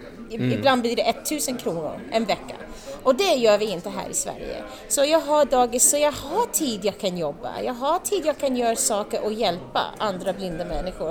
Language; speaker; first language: Swedish; non-native, fluent; English